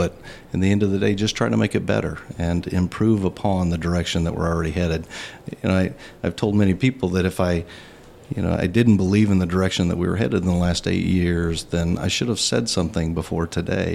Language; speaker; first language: English; native; English